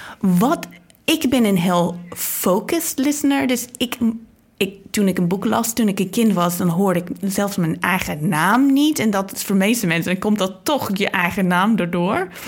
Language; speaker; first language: Dutch; non-native, fluent; English